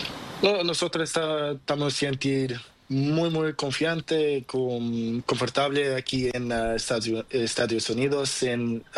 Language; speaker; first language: Spanish; non-native, learner; Portuguese